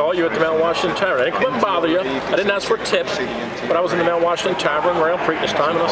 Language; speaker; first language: English; native; English